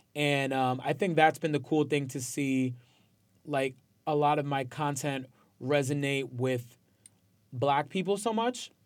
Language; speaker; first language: English; native; English